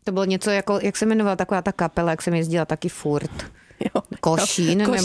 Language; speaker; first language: Czech; native; Czech